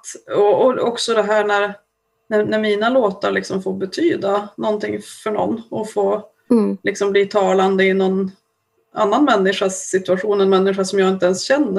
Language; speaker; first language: Swedish; native; Swedish